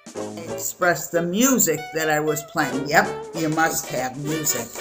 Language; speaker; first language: English; native; English